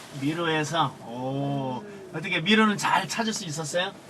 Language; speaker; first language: Korean; native; Korean